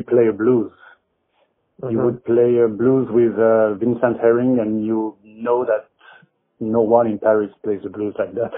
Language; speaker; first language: English; non-native, fluent; French